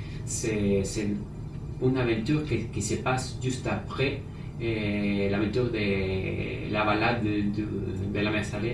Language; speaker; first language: French; non-native, fluent; Spanish